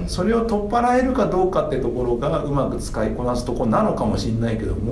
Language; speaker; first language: Japanese; native; Japanese